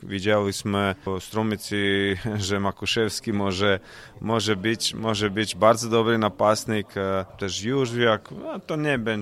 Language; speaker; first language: Polish; non-native, learner; Croatian